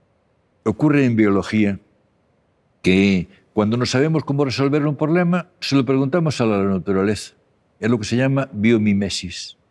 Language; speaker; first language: Spanish; native; Spanish